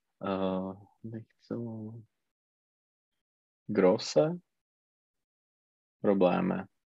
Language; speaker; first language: German; non-native, learner; Czech